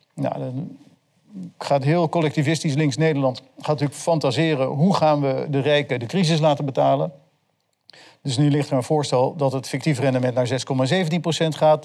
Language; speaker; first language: Dutch; native; Dutch